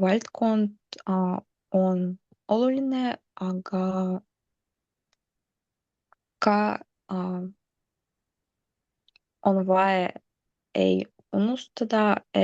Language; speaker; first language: Estonian; non-native, local second language; Russian